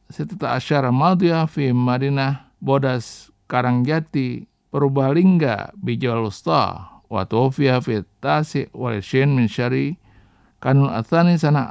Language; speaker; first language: Arabic; non-native, fluent; Indonesian